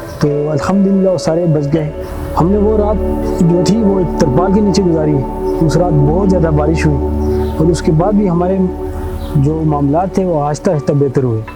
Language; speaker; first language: Urdu; non-native, local second language; Pahari-Potwari